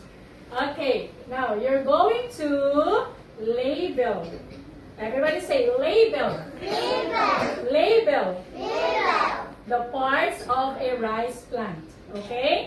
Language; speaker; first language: English; non-native, fluent; Filipino